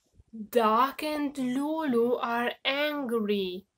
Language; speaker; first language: English; non-native, fluent; Romanian